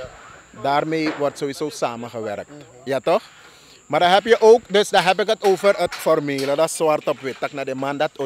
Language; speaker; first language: Dutch; native; Dutch